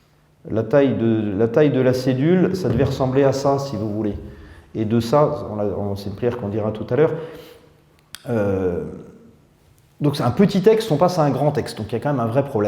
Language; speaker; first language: French; native; French